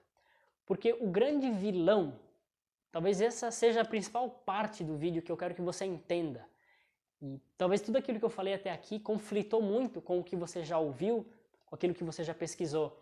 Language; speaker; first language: Portuguese; native; Portuguese